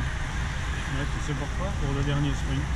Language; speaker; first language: French; native; French